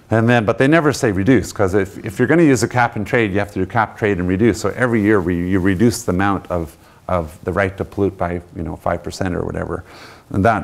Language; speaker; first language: English; native; English